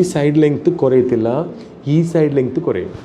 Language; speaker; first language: Malayalam; non-native, local second language; Tamil